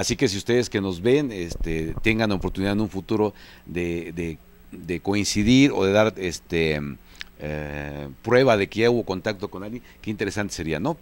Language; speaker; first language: Spanish; native; Spanish